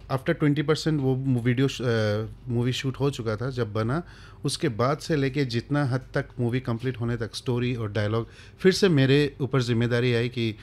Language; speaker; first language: Hindi; non-native, local second language; Bangla